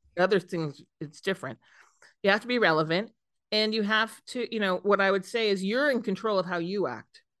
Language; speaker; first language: English; native; English